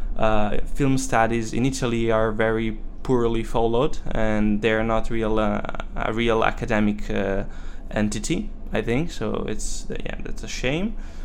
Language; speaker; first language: English; non-native, fluent; Italian